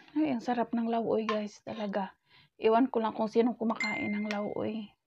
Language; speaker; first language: Filipino; non-native, local second language; Cebuano